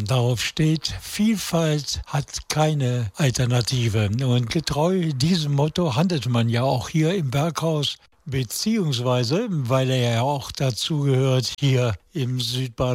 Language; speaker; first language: German; native; German